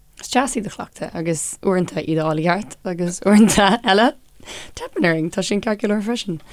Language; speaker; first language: Irish; non-native, local second language; English